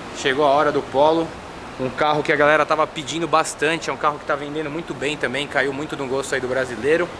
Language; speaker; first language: Portuguese; native; Portuguese